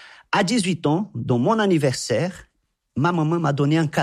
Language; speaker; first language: French; non-native, fluent; Portuguese